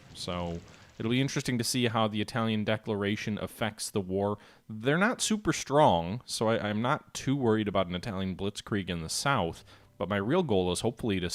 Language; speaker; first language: English; native; English